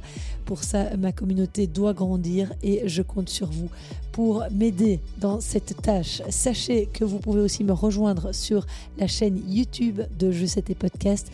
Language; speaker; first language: French; native; French